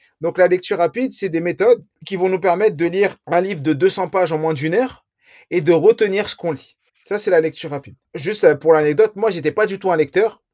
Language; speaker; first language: French; early bilingual, other home language; Riffian